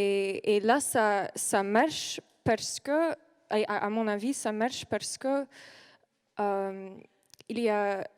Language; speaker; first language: French; non-native, learner; English